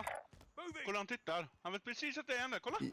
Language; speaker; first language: Swedish; native; Swedish